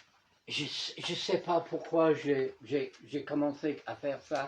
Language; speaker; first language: French; non-native, fluent; English